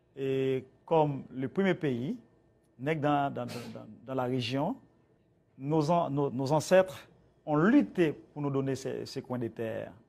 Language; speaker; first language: French; native; French